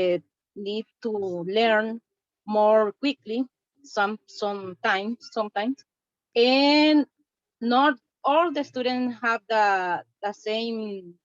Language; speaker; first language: English; non-native, learner; Spanish